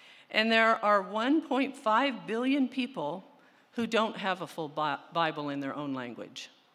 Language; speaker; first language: English; early bilingual, other home language; Spanish